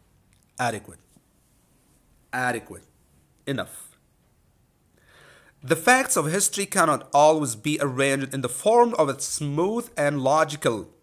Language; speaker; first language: English; non-native, fluent; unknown